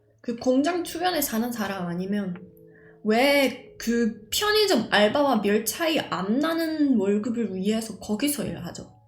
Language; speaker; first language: Korean; non-native, fluent; Czech